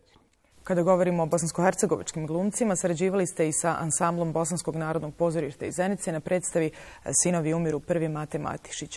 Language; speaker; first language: Serbian; native; Serbian